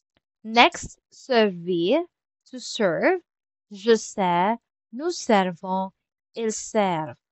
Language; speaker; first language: French; non-native, fluent; Filipino